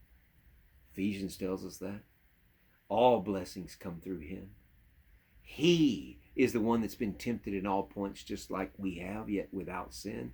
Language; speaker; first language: English; native; English